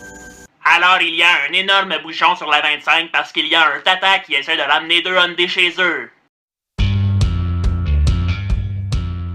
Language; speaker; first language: French; native; French